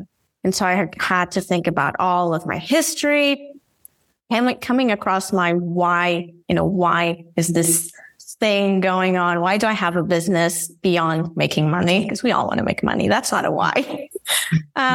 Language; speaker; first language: English; non-native, fluent; Portuguese